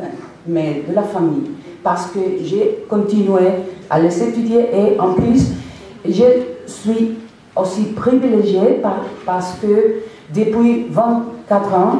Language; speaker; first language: French; non-native, fluent; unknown